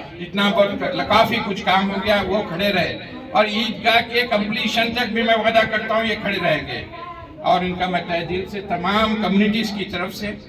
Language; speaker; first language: Urdu; native; Urdu